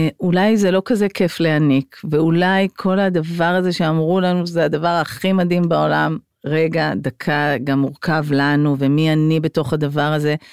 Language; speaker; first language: Hebrew; native; Hebrew